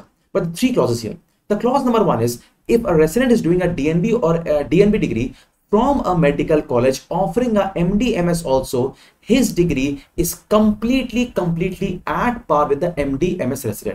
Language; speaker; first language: English; non-native, local second language; Hindi